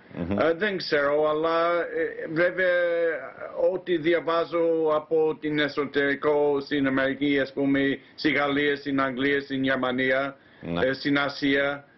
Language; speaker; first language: Greek; non-native, fluent; English